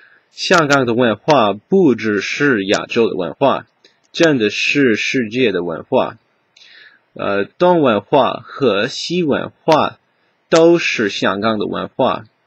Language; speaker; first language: Chinese; non-native, learner; English